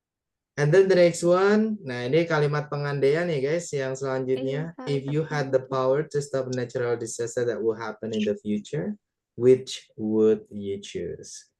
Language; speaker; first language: English; non-native, fluent; Indonesian